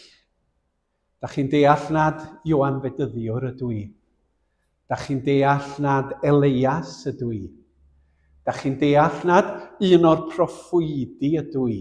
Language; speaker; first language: Welsh; native; Welsh